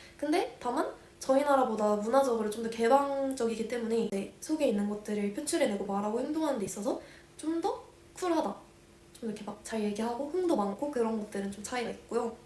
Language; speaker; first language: Korean; native; Korean